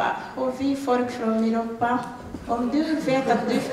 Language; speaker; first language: Swedish; non-native, learner; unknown